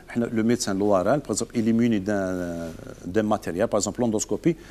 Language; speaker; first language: French; non-native, local second language; Arabic